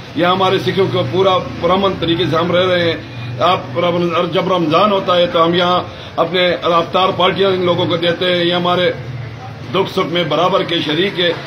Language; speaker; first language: Urdu; non-native, local second language; Pashto